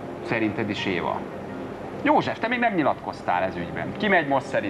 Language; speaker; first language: Hungarian; native; Hungarian